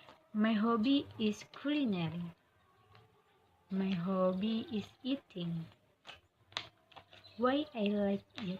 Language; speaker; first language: English; non-native, learner; Indonesian